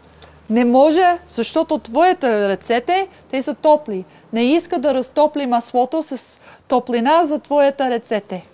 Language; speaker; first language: Bulgarian; non-native, learner; English